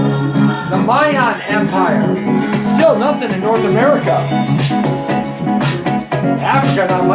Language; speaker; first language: English; native; English